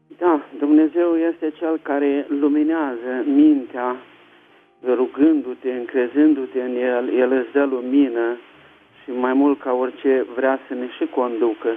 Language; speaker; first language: Romanian; native; Romanian